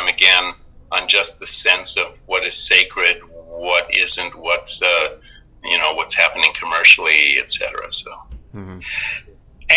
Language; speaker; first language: English; native; English